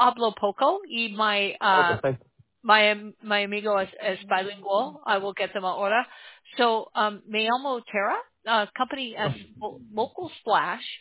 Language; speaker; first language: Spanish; non-native, learner; English